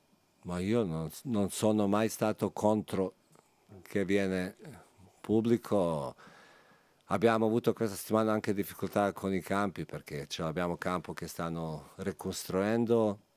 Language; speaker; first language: Italian; non-native, fluent; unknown